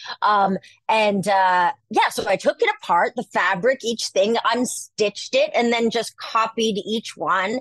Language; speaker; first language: English; native; English